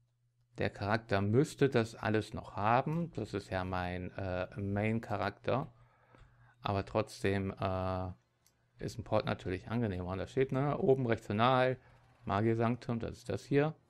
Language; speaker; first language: German; native; German